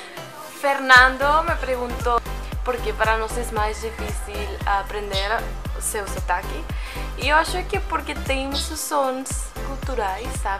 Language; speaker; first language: Portuguese; non-native, learner; Spanish